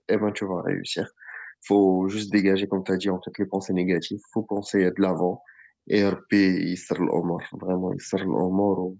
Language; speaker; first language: French; non-native, local second language; Arabic